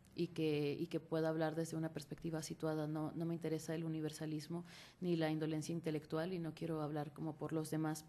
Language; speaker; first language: Spanish; native; Spanish